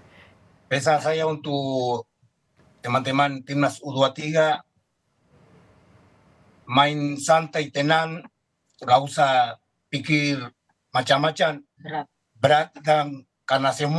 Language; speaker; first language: Indonesian; non-native, fluent; Spanish